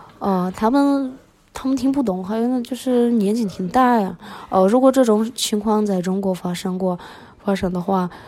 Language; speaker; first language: Chinese; early bilingual, other home language; Russian